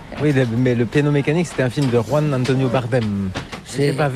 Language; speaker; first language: French; native; French